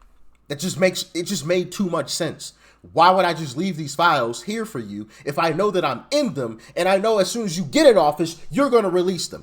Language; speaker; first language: English; native; English